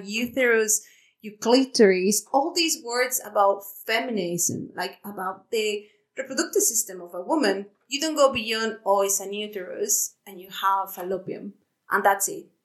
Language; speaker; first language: English; non-native, fluent; Spanish